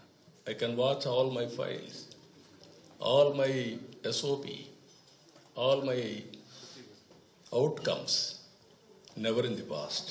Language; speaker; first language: English; non-native, local second language; Telugu